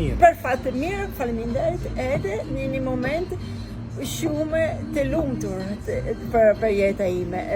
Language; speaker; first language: Albanian; non-native, learner; Italian